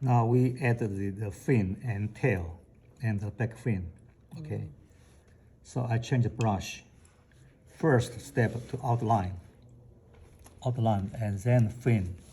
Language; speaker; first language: English; non-native, fluent; Chinese